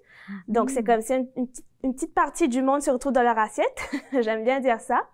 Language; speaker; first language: French; native; French